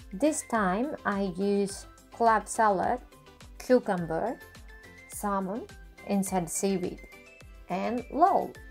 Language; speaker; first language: English; non-native, learner; Japanese